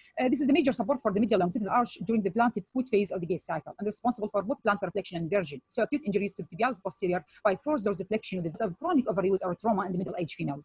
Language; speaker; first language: English; non-native, fluent; Arabic